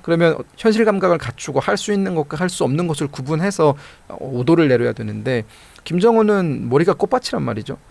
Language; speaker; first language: Korean; native; Korean